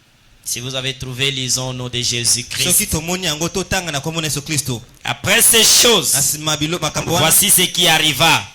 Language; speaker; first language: Haitian Creole; non-native, local second language; Lingala